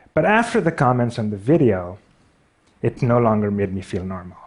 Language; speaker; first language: English; non-native, local second language; Urdu